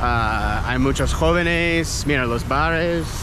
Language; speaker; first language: Spanish; non-native, fluent; English